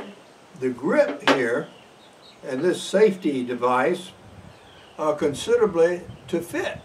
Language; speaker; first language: English; native; English